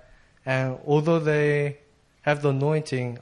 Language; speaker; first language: English; native; English